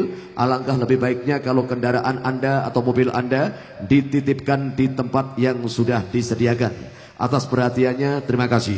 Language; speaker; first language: Indonesian; non-native, local second language; Javanese